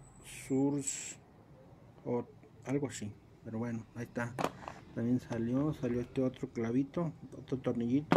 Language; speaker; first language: Spanish; native; Spanish